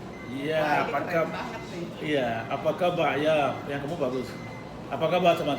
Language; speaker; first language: Indonesian; non-native, fluent; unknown